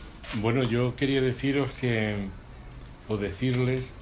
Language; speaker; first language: Spanish; native; Spanish